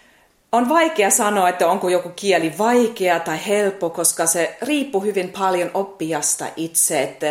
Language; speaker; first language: Finnish; non-native, fluent; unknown